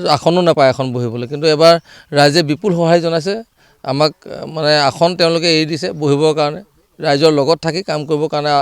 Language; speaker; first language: Assamese; native; Assamese